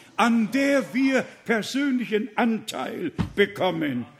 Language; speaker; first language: German; native; German